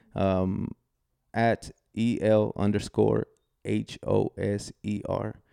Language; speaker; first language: English; native; English